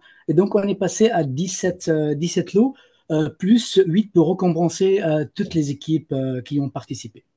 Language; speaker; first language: French; native; French